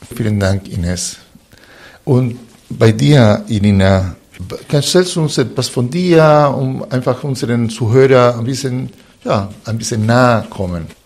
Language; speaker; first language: German; non-native, fluent; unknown